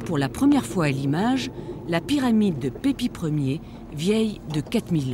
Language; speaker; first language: French; native; French